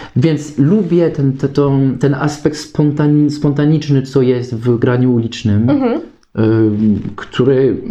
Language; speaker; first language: Polish; non-native, fluent; French